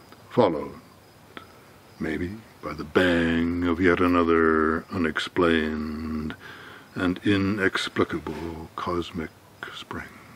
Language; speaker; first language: English; native; English